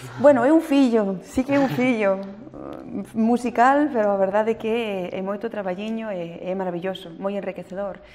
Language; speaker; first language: Galician; early bilingual, heritage; French